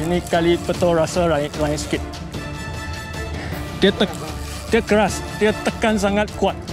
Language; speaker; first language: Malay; non-native, local second language; Chinese